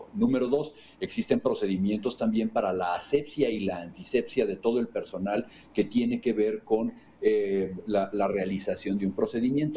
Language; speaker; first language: Spanish; native; Spanish